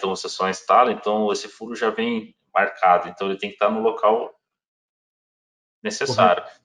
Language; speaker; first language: Portuguese; native; Portuguese